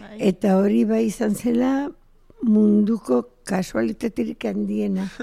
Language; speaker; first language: Basque; non-native, local second language; Spanish